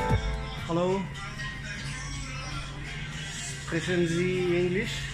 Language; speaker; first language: German; non-native, learner; French